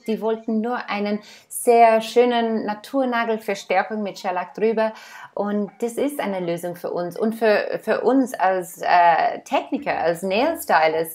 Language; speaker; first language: German; non-native, fluent; English